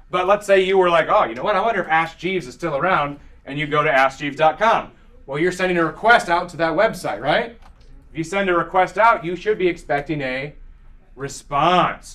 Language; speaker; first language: English; native; English